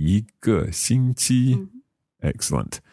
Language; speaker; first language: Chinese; non-native, learner; English